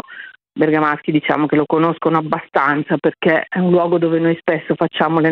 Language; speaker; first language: Italian; native; Italian